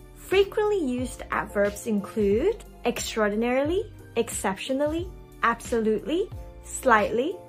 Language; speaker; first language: English; non-native, fluent; Chinese